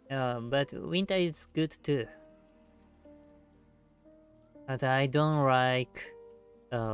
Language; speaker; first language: English; non-native, learner; Japanese